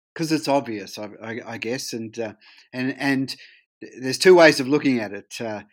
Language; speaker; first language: English; native; English